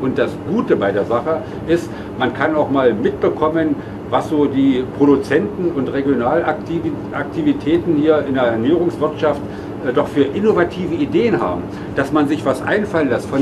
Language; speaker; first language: German; native; German